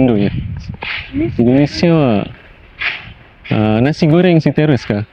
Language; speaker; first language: Japanese; non-native, learner; Indonesian